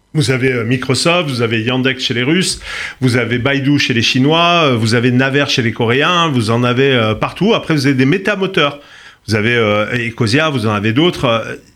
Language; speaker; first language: French; native; French